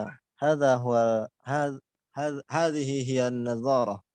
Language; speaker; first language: Arabic; non-native, learner; Indonesian